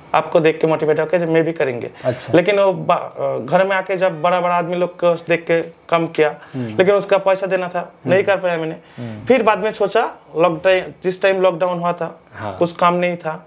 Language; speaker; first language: Hindi; non-native, local second language; Bangla